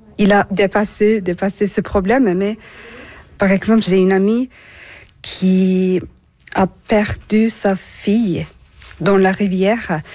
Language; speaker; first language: French; non-native, learner; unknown